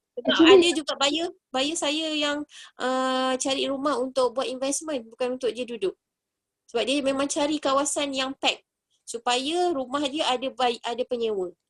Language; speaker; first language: Malay; native; Malay